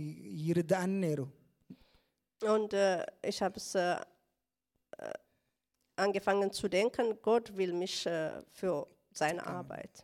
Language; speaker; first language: German; non-native, learner; Tigrinya